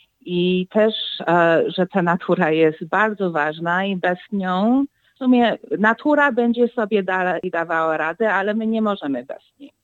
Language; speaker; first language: Polish; early bilingual, heritage; Polish